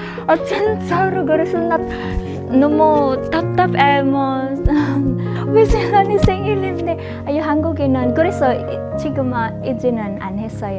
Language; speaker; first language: Korean; non-native, learner; Uzbek